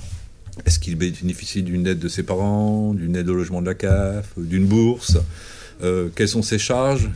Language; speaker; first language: French; native; French